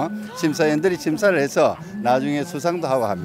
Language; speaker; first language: Korean; native; Korean